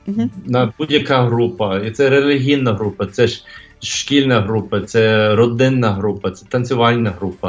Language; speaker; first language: Ukrainian; early bilingual, heritage; English